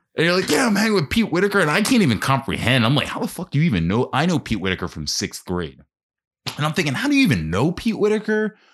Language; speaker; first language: English; native; English